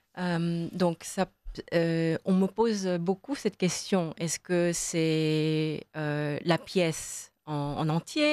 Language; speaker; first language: French; non-native, fluent; Korean